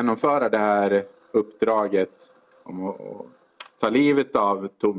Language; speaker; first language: Swedish; native; Swedish